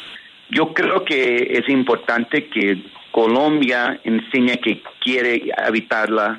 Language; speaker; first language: Spanish; early bilingual, heritage; Spanish